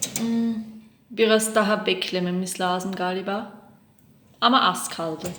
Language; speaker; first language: Turkish; non-native, learner; German